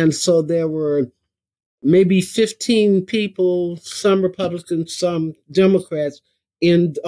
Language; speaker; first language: English; native; English